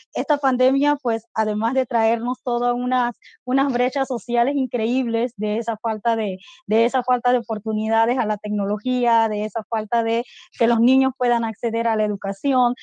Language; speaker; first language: Spanish; non-native, local second language; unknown